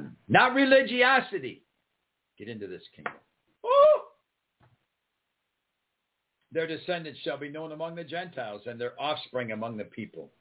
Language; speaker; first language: English; native; English